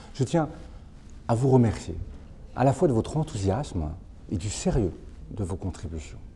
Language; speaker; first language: French; native; French